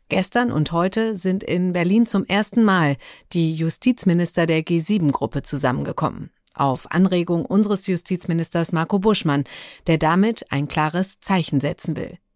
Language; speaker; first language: German; native; German